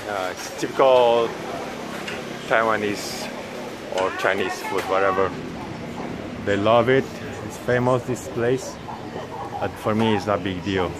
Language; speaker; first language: English; non-native, fluent; Portuguese